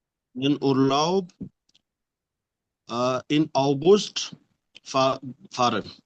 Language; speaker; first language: German; non-native, learner; Urdu